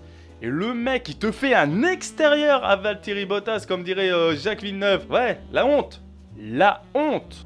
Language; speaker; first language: French; native; French